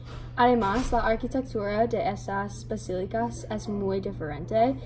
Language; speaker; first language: Spanish; non-native, learner; English